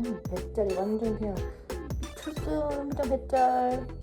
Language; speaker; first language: Korean; non-native, fluent; Cantonese